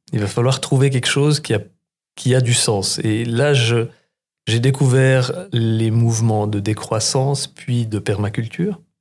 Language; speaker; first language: French; native; French